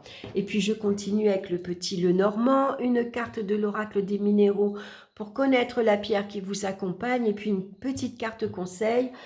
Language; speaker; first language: French; native; French